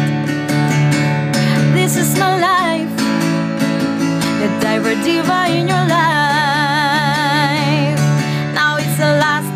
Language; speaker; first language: English; non-native, local second language; Cebuano